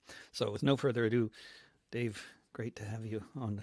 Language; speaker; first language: English; native; English